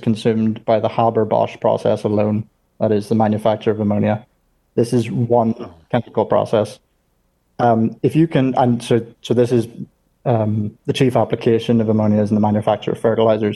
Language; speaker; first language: English; native; English